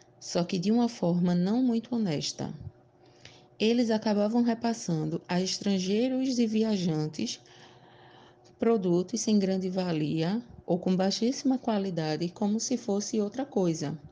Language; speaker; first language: Portuguese; native; Portuguese